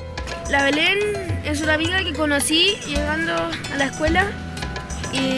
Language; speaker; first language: Spanish; early bilingual, other home language; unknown